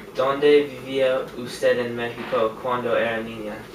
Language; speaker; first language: Spanish; non-native, learner; English